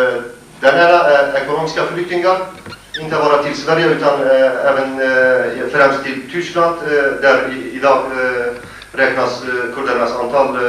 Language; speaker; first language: Swedish; non-native, fluent; Kurdish